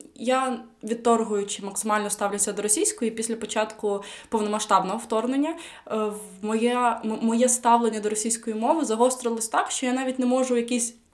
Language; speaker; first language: Ukrainian; non-native, local second language; Russian